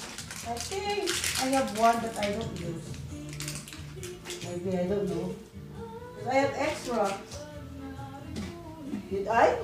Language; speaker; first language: English; non-native, fluent; Filipino